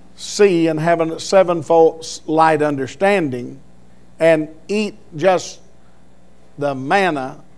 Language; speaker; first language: English; native; English